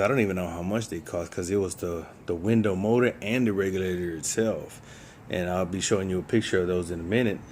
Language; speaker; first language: English; native; English